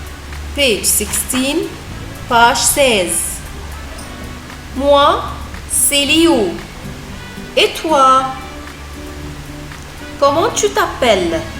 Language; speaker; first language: French; non-native, fluent; Arabic